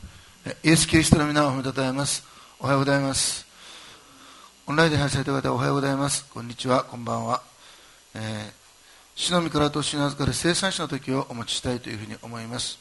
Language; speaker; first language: Japanese; native; Japanese